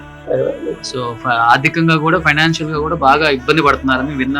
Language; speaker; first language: Telugu; native; Telugu